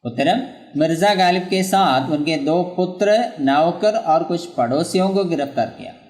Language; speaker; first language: Hindi; non-native, local second language; Malayalam